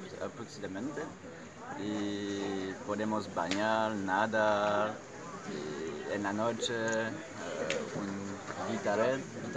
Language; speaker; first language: Spanish; non-native, learner; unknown